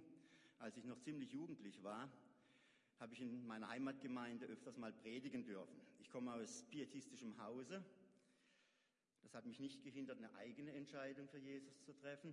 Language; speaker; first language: German; native; German